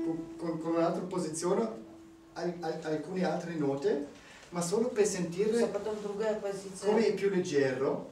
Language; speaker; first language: Italian; non-native, learner; German